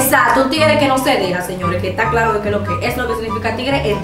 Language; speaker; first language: Spanish; native; Spanish